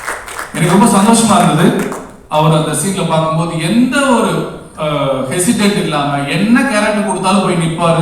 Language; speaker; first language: Tamil; native; Tamil